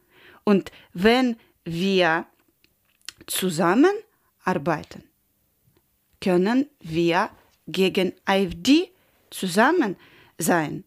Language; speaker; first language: German; non-native, learner; Ukrainian